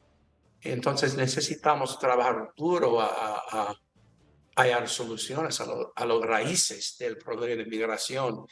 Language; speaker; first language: Spanish; non-native, learner; English